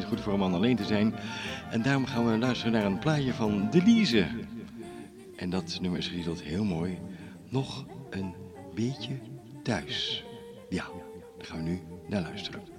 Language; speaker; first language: Dutch; native; Dutch